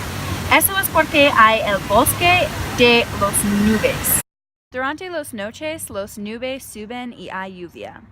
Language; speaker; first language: Spanish; non-native, learner; English